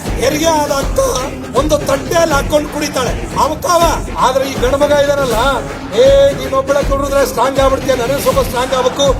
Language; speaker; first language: Kannada; non-native, local second language; Lambadi